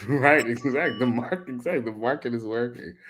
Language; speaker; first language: English; native; English